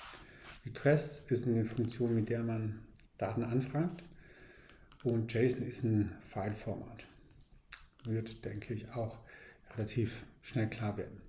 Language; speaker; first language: German; native; German